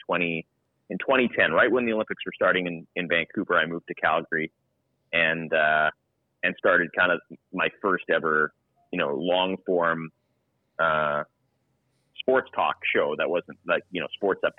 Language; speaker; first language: English; native; English